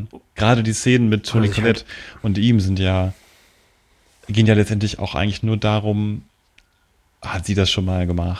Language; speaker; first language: German; native; German